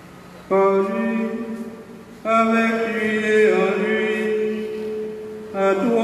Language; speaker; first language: French; non-native, local second language; Haitian Creole